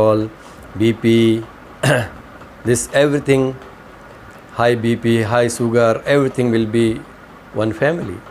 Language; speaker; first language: English; non-native, learner; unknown